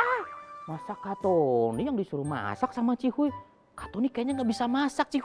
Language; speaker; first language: Indonesian; native; Indonesian